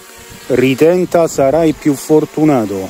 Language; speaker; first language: Italian; native; Italian